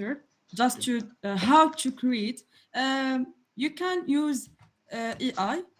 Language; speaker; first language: English; non-native, learner; French